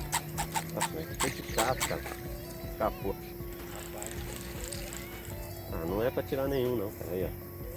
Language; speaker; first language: Portuguese; native; Portuguese